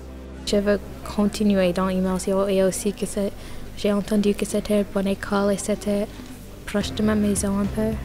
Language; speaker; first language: French; non-native, local second language; English